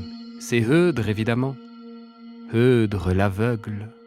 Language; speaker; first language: French; native; French